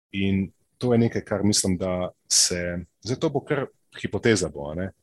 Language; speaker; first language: Slovenian; non-native, local second language; Serbian